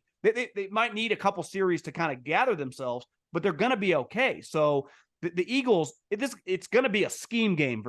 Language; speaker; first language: English; native; English